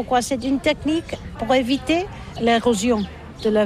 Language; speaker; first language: French; non-native, learner; Catalan